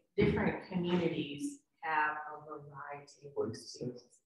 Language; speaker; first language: English; native; English